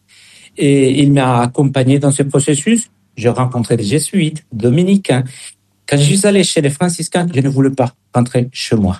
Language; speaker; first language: French; non-native, fluent; Spanish